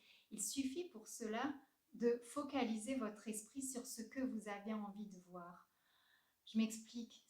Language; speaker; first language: French; native; French